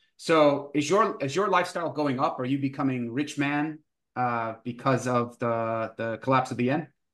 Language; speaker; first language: English; native; English